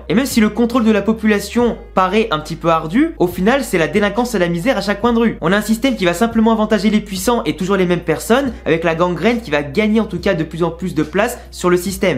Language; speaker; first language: French; native; French